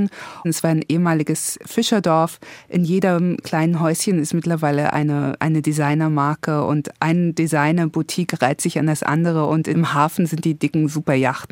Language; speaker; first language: German; native; German